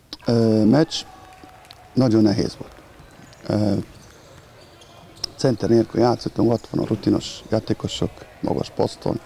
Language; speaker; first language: Hungarian; non-native, learner; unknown